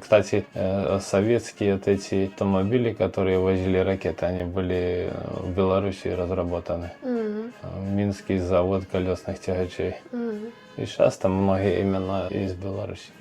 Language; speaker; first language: Russian; native; Russian